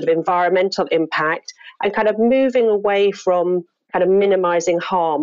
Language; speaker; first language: English; native; English